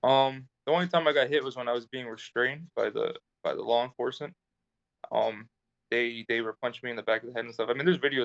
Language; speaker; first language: English; native; English